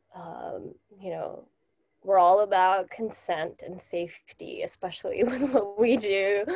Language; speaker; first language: English; non-native, fluent; Japanese